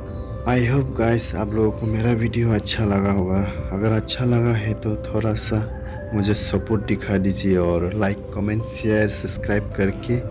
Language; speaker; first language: Hindi; non-native, local second language; Kok Borok